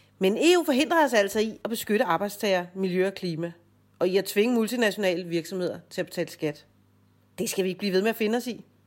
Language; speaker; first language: Danish; native; Danish